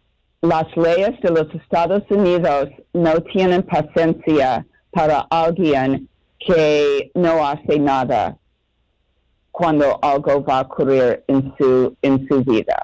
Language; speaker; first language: Spanish; non-native, learner; English